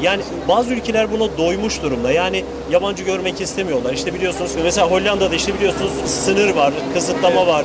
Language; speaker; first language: Turkish; native; Turkish